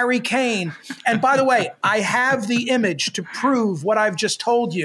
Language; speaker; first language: English; native; English